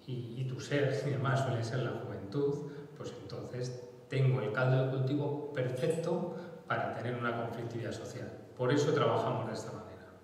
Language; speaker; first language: Spanish; native; Spanish